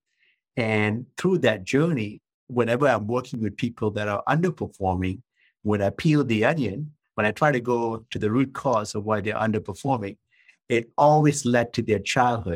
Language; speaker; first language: English; non-native, local second language; Tamil